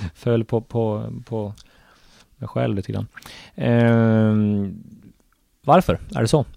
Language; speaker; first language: Swedish; native; Swedish